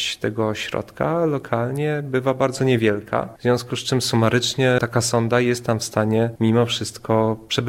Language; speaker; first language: Polish; native; Polish